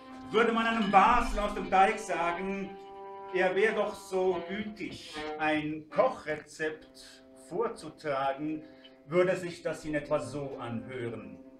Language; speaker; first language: German; native; German